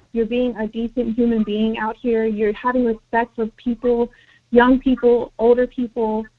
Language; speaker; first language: English; early bilingual, other home language; Spanish